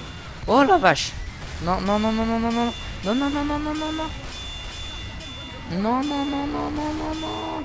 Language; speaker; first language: French; native; French